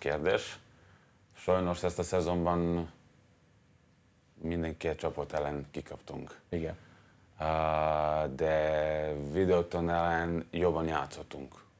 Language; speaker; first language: Hungarian; non-native, learner; Serbian